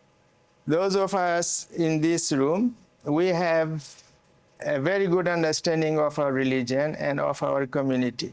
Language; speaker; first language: English; non-native, local second language; Bangla